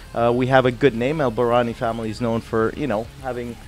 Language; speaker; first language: English; non-native, fluent; Arabic